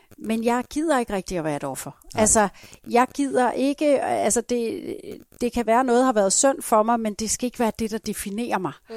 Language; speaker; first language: Danish; native; Danish